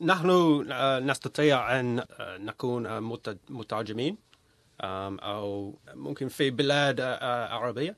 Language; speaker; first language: Arabic; non-native, learner; English